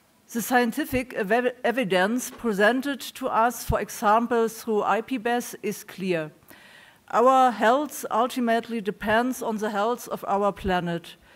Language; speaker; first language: English; non-native, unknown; German